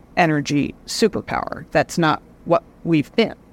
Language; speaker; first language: English; native; English